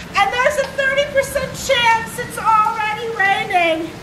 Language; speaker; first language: English; native; English